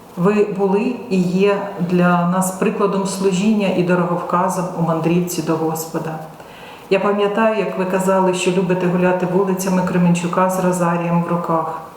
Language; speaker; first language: Ukrainian; native; Ukrainian